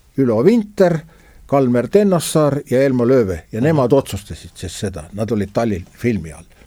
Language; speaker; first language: Estonian; native; Estonian